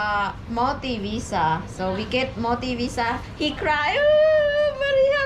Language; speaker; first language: English; non-native, learner; Thai